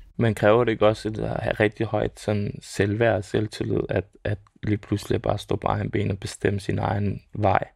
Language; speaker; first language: Danish; early bilingual, other home language; Serbian